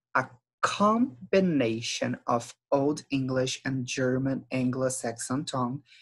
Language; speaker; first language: English; non-native, fluent; Portuguese